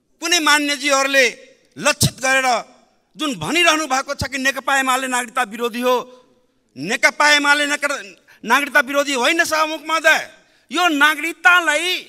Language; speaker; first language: Nepali; non-native, local second language; Maithili